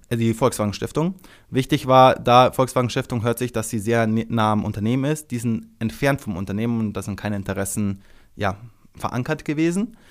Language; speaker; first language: German; early bilingual, other home language; Croatian